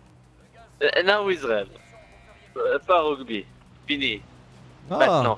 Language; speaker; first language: English; non-native, fluent; Hebrew